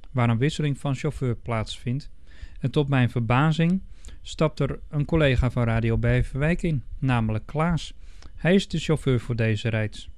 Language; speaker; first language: Dutch; native; Dutch